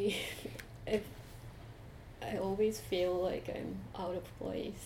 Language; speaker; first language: English; non-native, fluent; Japanese